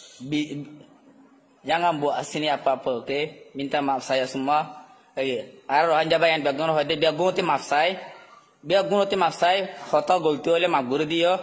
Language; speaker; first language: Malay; non-native, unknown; Rohingya